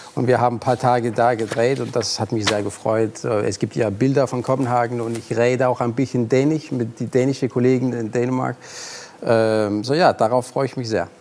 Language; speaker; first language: German; non-native, fluent; Arabic